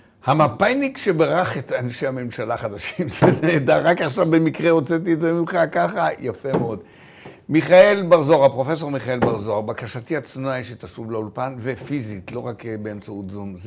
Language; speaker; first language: Hebrew; native; Hebrew